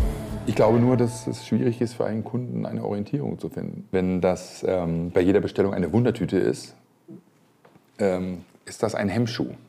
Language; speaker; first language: German; native; German